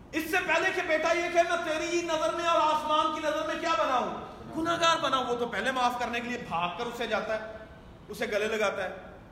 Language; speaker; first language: Urdu; non-native, local second language; Punjabi